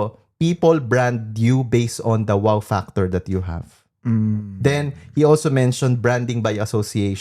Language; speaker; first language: English; non-native, local second language; Filipino